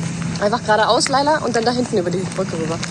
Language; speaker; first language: German; native; German